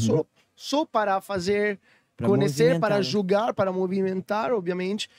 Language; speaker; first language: Portuguese; non-native, learner; Italian